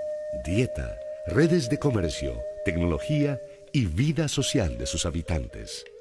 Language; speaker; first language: Spanish; native; Spanish